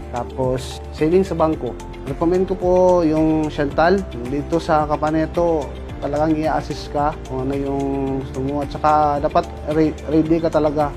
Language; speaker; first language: Filipino; non-native, local second language; Cebuano